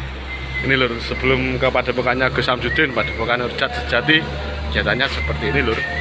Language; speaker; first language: Indonesian; non-native, local second language; Javanese